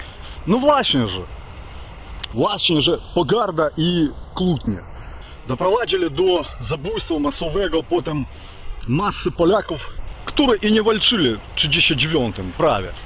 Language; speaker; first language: Polish; non-native, learner; Ukrainian